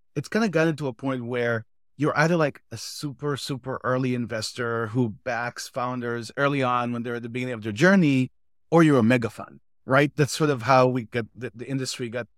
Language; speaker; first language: English; non-native, fluent; Hebrew